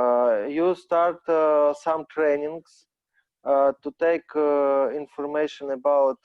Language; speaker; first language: English; non-native, learner; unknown